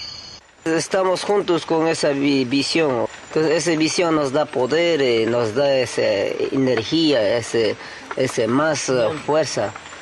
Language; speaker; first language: Spanish; non-native, local second language; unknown